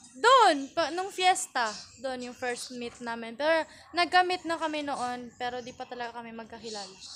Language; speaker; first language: Filipino; non-native, local second language; Cebuano